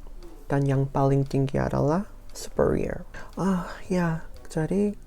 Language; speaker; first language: Indonesian; non-native, fluent; Korean